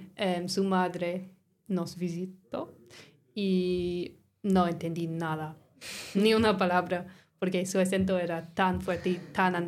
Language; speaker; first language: Spanish; non-native, learner; English